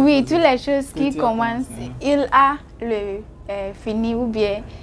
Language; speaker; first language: French; non-native, learner; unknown